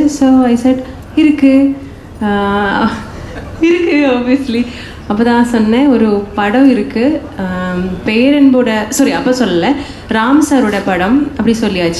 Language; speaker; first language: Tamil; non-native, learner; Malayalam